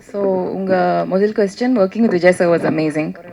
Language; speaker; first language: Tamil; non-native, learner; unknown